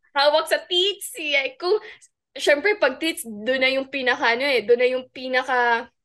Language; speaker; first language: Filipino; non-native, local second language; Cebuano